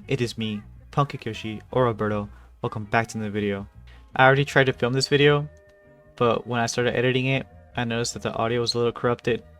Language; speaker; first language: English; native; English